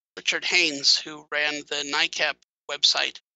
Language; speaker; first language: English; native; English